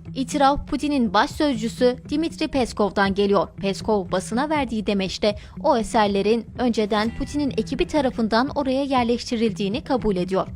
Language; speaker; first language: Turkish; native; Turkish